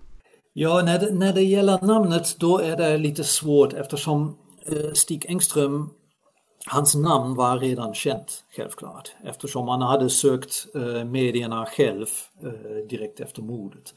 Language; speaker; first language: Swedish; non-native, fluent; Dutch